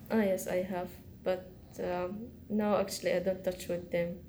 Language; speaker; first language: English; non-native, learner; Arabic